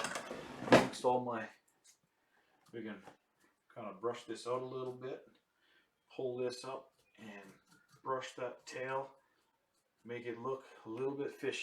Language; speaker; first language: English; native; English